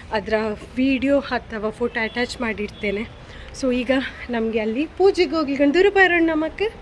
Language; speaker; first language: Kannada; non-native, local second language; Tulu